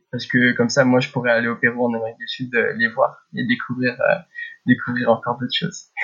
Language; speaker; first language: French; early bilingual, heritage; French